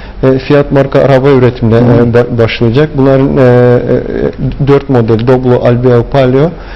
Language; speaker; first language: Turkish; non-native, fluent; Tatar